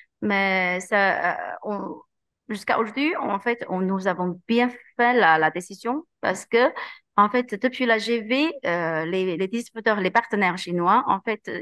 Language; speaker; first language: French; non-native, learner; Chinese